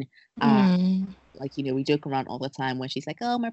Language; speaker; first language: English; non-native, local second language; Akan